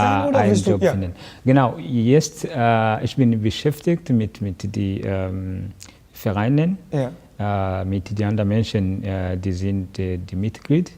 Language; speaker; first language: German; non-native, learner; Kinyarwanda